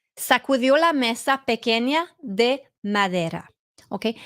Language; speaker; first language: Spanish; non-native, learner; English